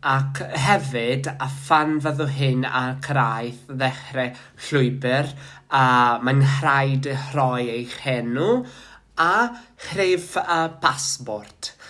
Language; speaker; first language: Welsh; non-native, learner; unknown